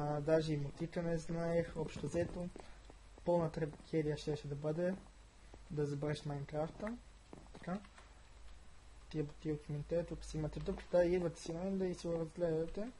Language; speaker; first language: Bulgarian; native; Bulgarian